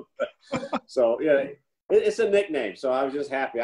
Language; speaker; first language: English; native; English